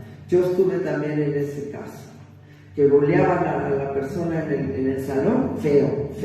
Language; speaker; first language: Spanish; native; Spanish